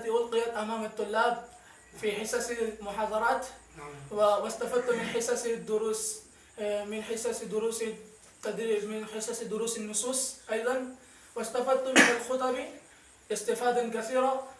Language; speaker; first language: Arabic; non-native, learner; Urdu